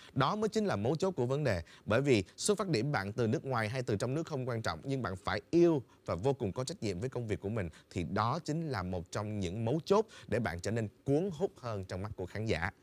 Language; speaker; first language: Vietnamese; native; Vietnamese